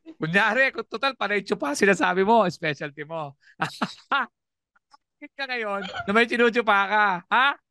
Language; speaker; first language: Filipino; non-native, local second language; Bikol